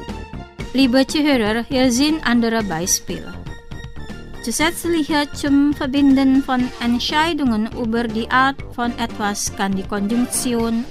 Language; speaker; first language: German; non-native, fluent; Indonesian